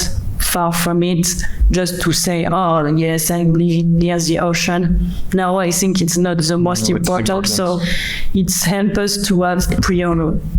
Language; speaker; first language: English; non-native, fluent; French